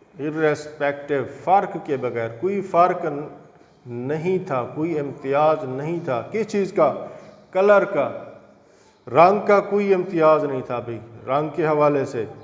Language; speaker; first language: Urdu; non-native, local second language; Saraiki